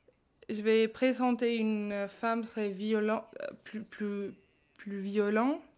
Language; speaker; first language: French; non-native, fluent; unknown